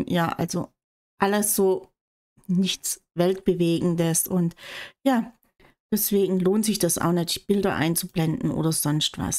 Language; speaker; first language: German; native; German